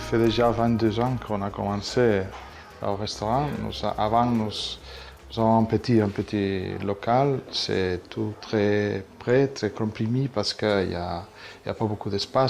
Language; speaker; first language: French; non-native, fluent; Catalan